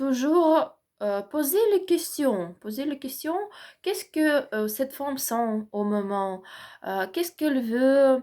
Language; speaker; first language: French; non-native, learner; Ukrainian